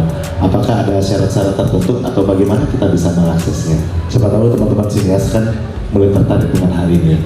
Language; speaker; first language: Indonesian; native; Indonesian